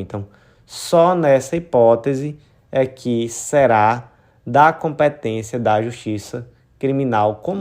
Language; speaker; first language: Portuguese; native; Portuguese